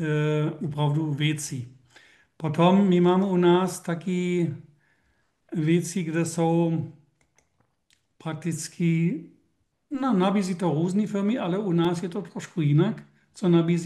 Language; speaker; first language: Czech; non-native, learner; German